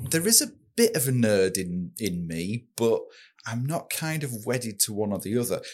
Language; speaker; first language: English; native; English